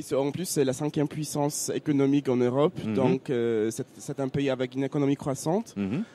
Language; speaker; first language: French; non-native, fluent; Polish